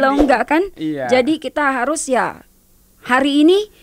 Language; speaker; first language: Indonesian; non-native, learner; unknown